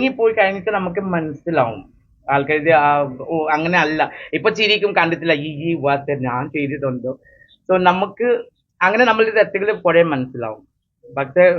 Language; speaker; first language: Malayalam; non-native, fluent; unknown